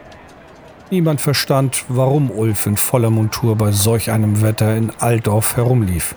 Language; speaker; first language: German; native; German